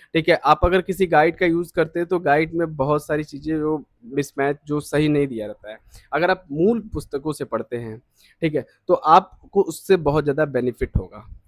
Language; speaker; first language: Hindi; native; Hindi